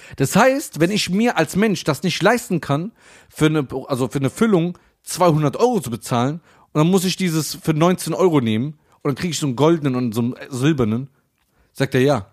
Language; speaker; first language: German; early bilingual, other home language; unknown